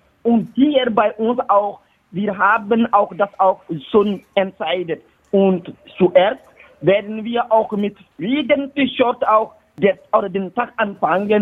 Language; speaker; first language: German; non-native, learner; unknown